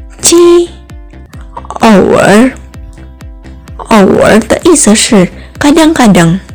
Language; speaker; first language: Chinese; non-native, learner; Indonesian